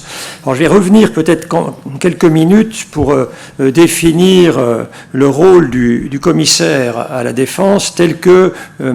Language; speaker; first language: French; native; French